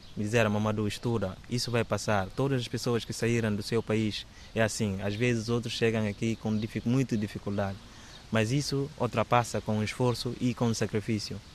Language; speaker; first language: Portuguese; non-native, local second language; Upper Guinea Crioulo